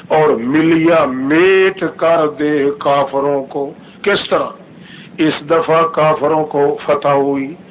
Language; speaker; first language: Urdu; non-native, local second language; Saraiki